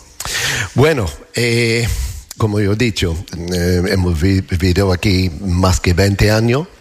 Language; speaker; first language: Spanish; non-native, learner; English